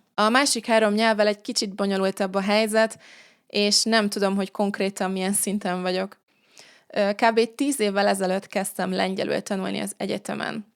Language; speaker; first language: Hungarian; native; Hungarian